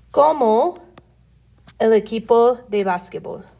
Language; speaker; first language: Spanish; non-native, fluent; English